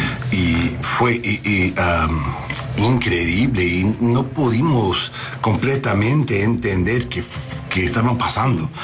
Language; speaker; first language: Spanish; non-native, learner; English